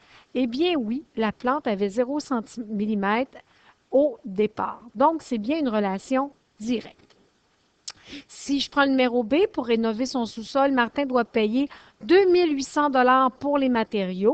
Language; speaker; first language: French; native; French